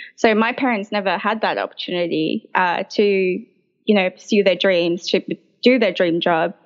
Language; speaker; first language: English; native; English